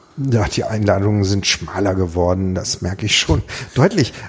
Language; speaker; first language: German; native; German